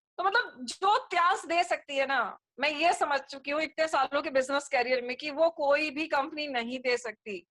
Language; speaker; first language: Hindi; native; Hindi